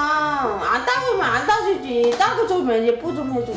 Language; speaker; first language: Korean; non-native, fluent; Vietnamese